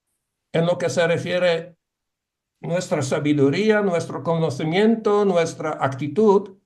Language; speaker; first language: Spanish; non-native, fluent; Polish